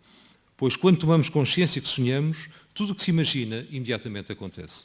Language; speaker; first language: Portuguese; native; Portuguese